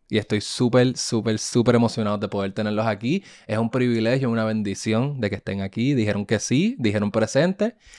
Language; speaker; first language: Spanish; native; Spanish